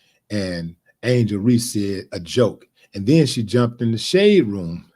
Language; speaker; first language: English; native; English